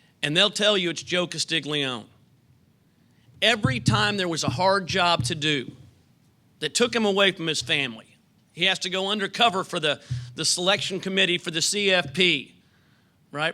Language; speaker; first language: English; native; English